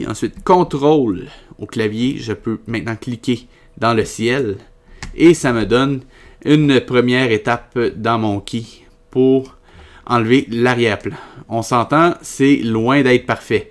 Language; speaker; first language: French; native; French